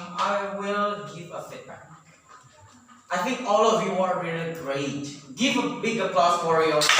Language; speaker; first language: English; non-native, learner; Indonesian